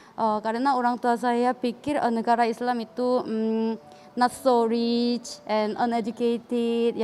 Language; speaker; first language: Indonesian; non-native, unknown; Korean